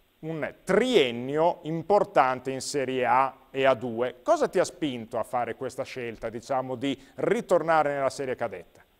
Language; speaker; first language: Italian; native; Italian